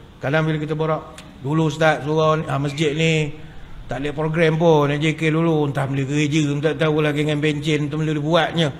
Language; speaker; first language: Malay; native; Malay